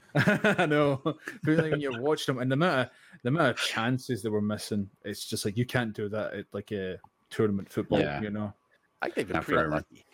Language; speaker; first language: English; native; English